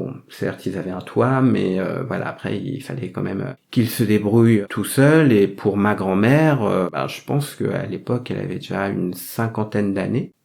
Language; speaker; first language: French; early bilingual, other home language; Vietnamese